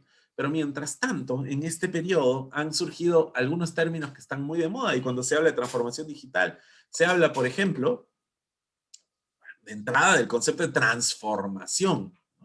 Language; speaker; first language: Spanish; native; Spanish